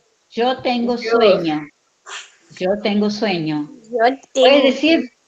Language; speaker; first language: Spanish; non-native, fluent; Portuguese